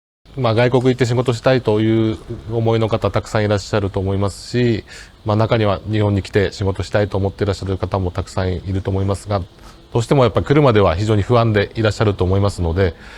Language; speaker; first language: Japanese; native; Japanese